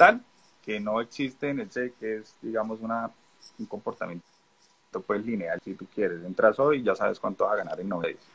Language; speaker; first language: Spanish; native; Spanish